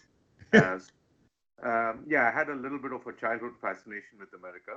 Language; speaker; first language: English; non-native, local second language; Telugu